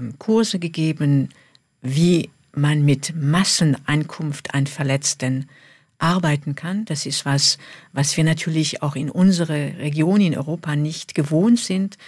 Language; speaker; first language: German; non-native, fluent; French